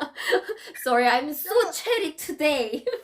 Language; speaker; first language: English; non-native, fluent; Korean